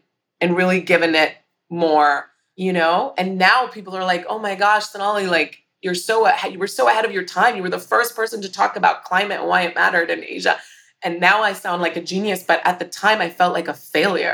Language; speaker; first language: English; native; English